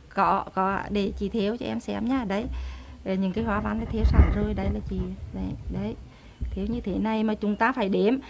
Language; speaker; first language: Vietnamese; non-native, local second language; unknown